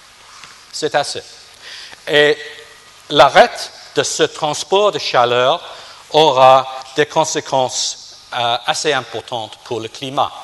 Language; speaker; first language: French; non-native, fluent; English